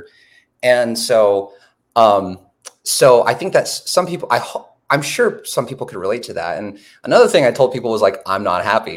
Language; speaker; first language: English; native; English